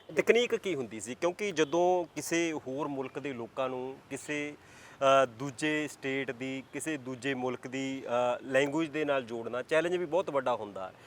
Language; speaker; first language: Punjabi; native; Punjabi